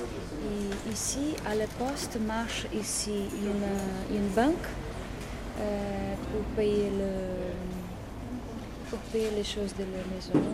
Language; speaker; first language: French; non-native, learner; Portuguese